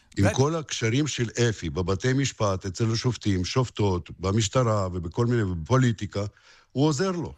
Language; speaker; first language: Hebrew; non-native, fluent; Russian